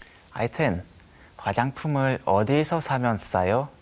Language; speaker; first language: Korean; non-native, learner; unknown